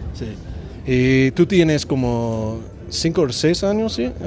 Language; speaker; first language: Spanish; non-native, learner; English